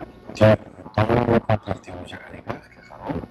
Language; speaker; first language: Russian; non-native, learner; Uzbek